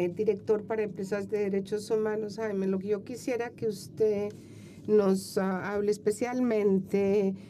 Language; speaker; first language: Spanish; non-native, fluent; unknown